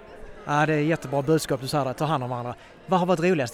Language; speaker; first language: Swedish; native; Swedish